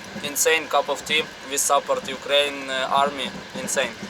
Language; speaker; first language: English; non-native, learner; Ukrainian